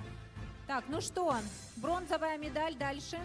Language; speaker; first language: Russian; native; Russian